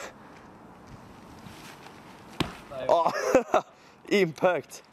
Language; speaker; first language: Swedish; native; Swedish